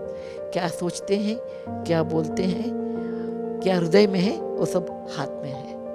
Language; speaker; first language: Hindi; non-native, local second language; Kannada